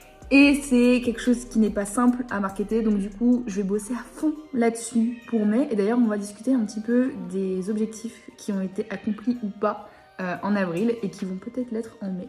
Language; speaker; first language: French; native; French